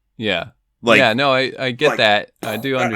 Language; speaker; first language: English; native; English